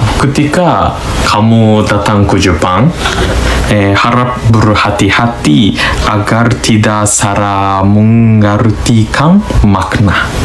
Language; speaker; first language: Indonesian; non-native, learner; Japanese